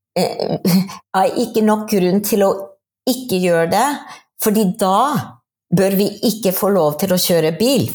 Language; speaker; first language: Norwegian; non-native, fluent; English